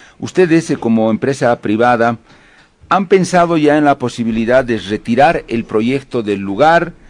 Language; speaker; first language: Spanish; native; Spanish